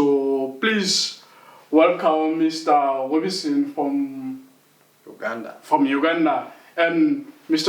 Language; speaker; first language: English; non-native, local second language; Southern Sotho